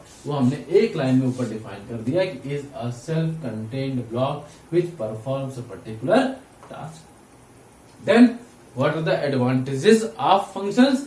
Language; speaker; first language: Hindi; native; Hindi